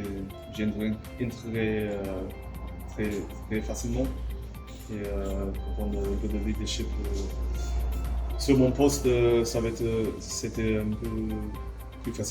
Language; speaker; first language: French; non-native, learner; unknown